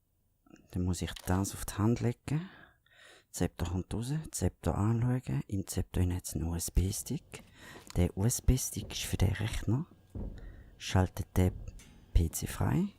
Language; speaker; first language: German; native; German